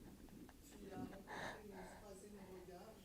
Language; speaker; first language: French; native; French